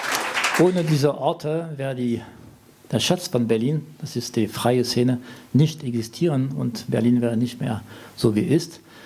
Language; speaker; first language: German; non-native, fluent; French